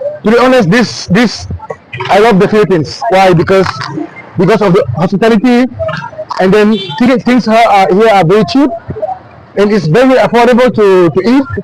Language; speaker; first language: English; non-native, fluent; French